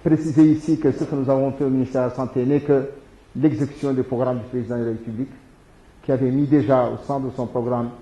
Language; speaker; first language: French; non-native, local second language; Arabic